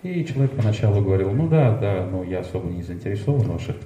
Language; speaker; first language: Russian; native; Russian